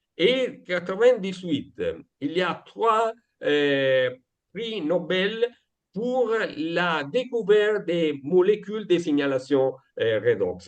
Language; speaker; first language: French; non-native, fluent; Italian